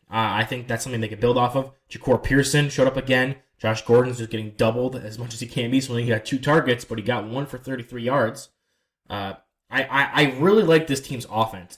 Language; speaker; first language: English; native; English